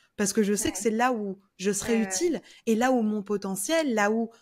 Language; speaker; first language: French; native; French